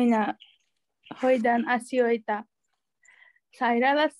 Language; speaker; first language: Finnish; non-native, learner; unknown